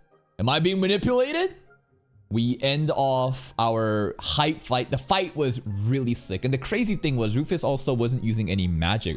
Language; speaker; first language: English; native; English